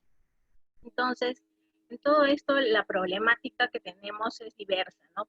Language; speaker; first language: Spanish; native; Spanish